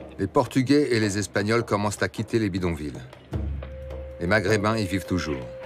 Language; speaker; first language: French; native; French